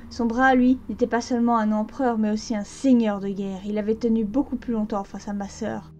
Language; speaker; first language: French; native; French